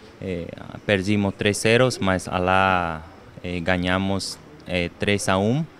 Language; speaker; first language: Portuguese; non-native, learner; Spanish